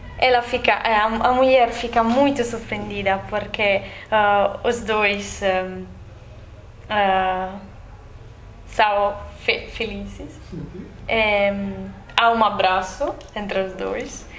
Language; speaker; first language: Portuguese; non-native, learner; Italian